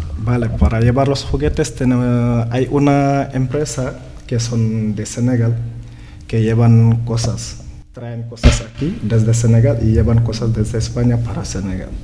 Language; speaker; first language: Spanish; non-native, learner; Wolof